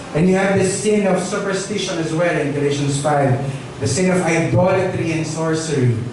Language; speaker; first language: English; non-native, local second language; Filipino